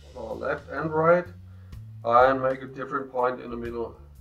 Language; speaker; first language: English; non-native, learner; German